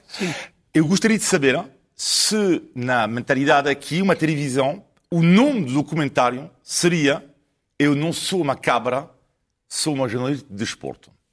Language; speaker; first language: Portuguese; non-native, fluent; French